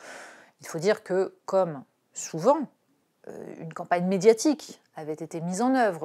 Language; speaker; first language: French; native; French